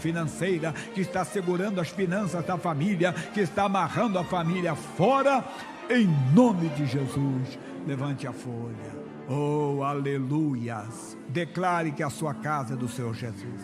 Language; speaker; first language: Portuguese; native; Portuguese